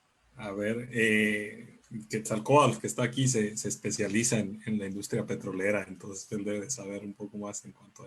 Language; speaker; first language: Spanish; native; Spanish